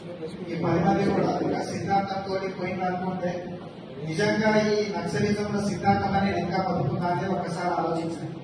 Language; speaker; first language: Telugu; native; Telugu